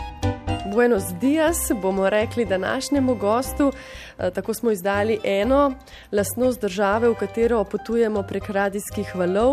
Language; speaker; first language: Slovenian; native; Slovenian